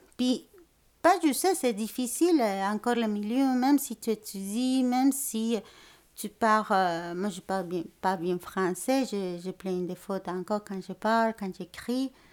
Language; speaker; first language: French; non-native, fluent; Spanish